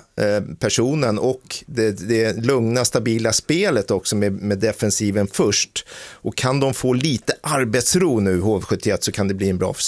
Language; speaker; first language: Swedish; native; Swedish